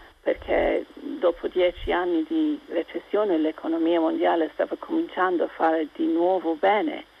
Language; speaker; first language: Italian; non-native, local second language; English